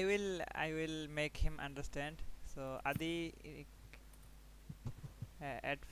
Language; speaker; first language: English; non-native, learner; Bangla